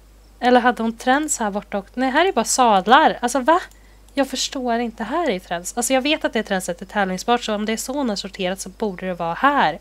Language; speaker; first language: Swedish; native; Swedish